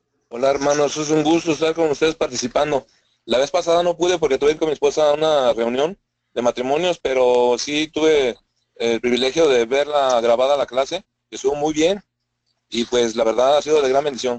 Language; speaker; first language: Spanish; native; Spanish